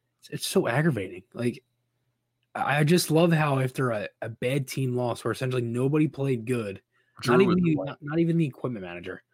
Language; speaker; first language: English; native; English